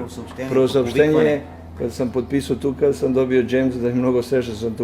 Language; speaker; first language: Bulgarian; non-native, learner; Serbian